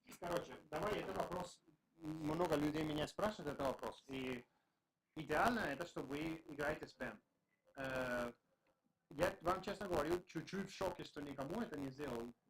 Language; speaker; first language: Russian; non-native, learner; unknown